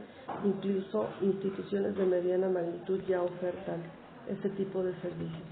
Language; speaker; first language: Spanish; native; Spanish